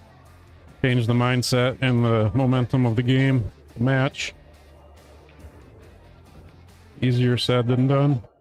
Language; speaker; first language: English; native; English